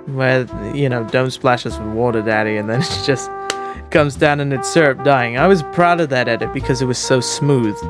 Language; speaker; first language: English; native; English